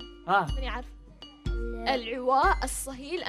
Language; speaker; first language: Arabic; native; Arabic